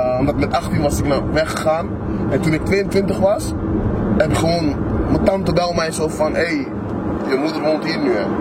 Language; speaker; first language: Dutch; non-native, local second language; Papiamento